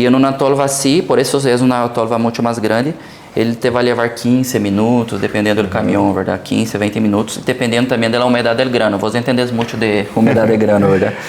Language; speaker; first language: Portuguese; early bilingual, heritage; Portuguese